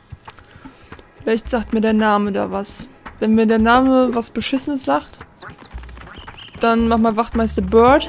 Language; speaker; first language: German; native; German